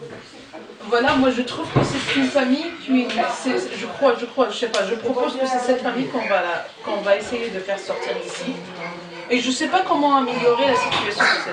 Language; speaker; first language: French; non-native, local second language; Arabic